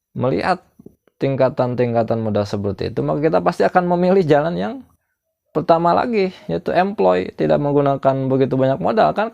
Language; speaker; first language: Indonesian; non-native, local second language; Sundanese